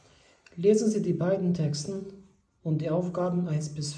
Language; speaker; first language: German; non-native, fluent; Albanian